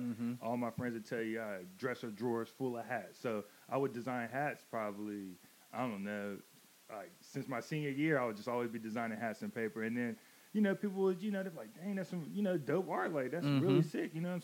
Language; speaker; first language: English; native; English